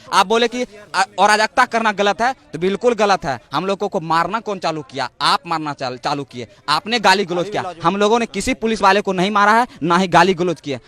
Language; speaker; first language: Hindi; native; Hindi